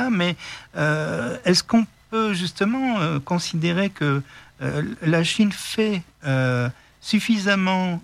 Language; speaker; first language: French; native; French